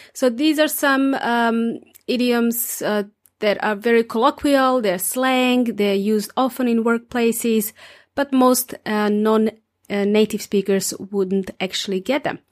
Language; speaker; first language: English; non-native, fluent; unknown